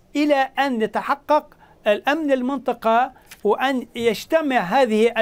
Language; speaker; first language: Arabic; non-native, fluent; Turkish